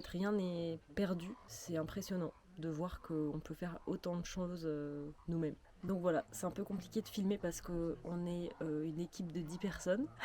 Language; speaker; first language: French; native; French